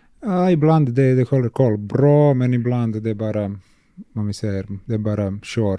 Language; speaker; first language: Swedish; non-native, learner; Serbian